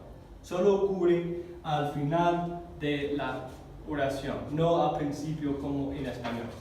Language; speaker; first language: Spanish; non-native, fluent; English